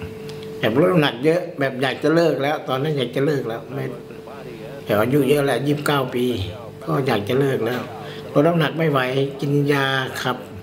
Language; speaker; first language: Thai; native; Thai